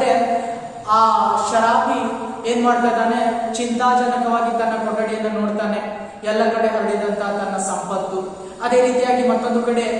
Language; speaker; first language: Kannada; native; Kannada